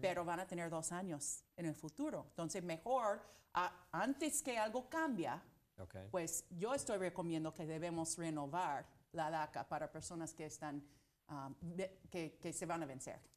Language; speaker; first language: Spanish; non-native, fluent; English